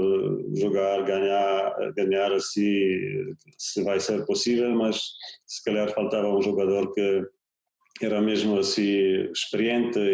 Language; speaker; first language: Portuguese; non-native, fluent; Polish